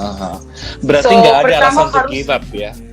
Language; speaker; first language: Indonesian; native; Indonesian